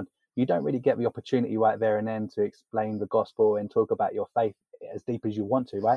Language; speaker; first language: English; native; English